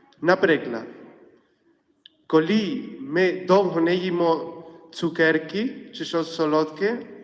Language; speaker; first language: Ukrainian; non-native, fluent; Polish